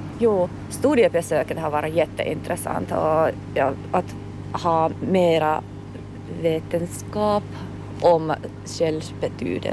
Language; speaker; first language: Swedish; non-native, learner; Finnish